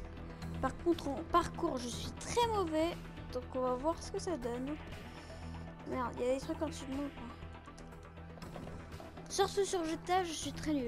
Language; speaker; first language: French; native; French